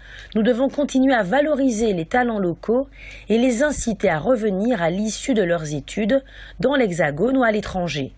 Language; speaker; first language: French; native; French